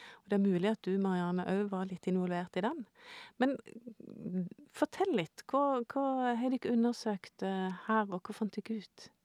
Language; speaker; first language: Norwegian; native; Norwegian